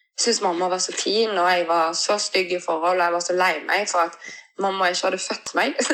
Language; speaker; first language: Norwegian; early bilingual, other home language; Portuguese